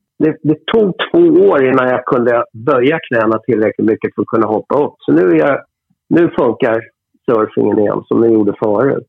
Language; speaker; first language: Swedish; native; Swedish